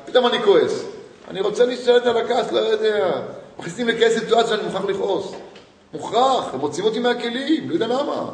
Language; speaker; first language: Hebrew; native; Hebrew